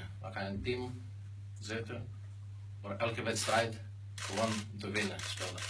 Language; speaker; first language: Dutch; non-native, learner; Greek